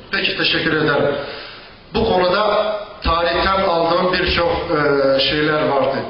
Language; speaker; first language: Turkish; non-native, local second language; Zaza